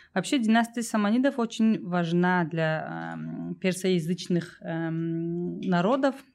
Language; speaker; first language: Russian; non-native, local second language; Tajik